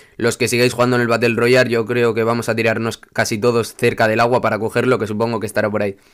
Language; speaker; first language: Spanish; native; Spanish